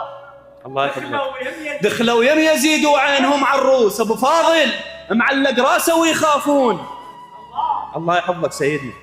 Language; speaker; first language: Arabic; native; Arabic